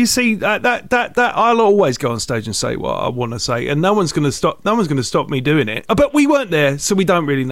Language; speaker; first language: English; native; English